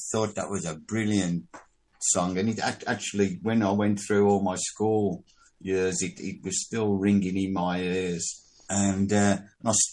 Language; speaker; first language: English; native; English